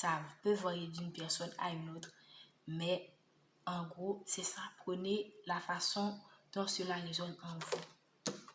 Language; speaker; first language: French; native; French